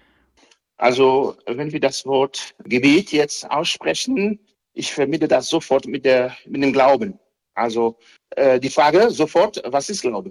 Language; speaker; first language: German; non-native, fluent; Haitian Creole